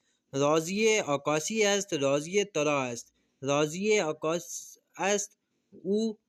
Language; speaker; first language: Persian; non-native, fluent; Urdu